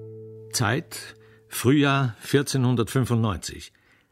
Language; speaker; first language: German; native; German